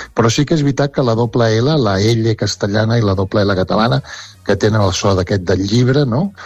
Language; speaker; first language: Catalan; native; Catalan